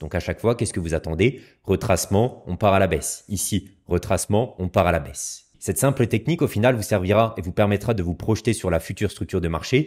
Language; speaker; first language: French; native; French